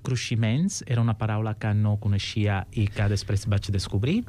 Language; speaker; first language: Catalan; non-native, fluent; Sicilian